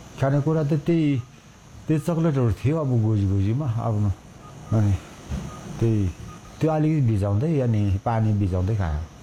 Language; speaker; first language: Nepali; non-native, local second language; Sherpa